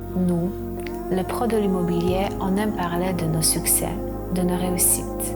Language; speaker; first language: French; non-native, fluent; Polish